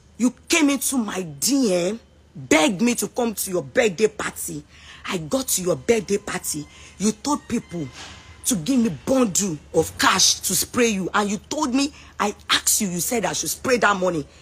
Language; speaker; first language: Nigerian Pidgin; non-native, local second language; Yoruba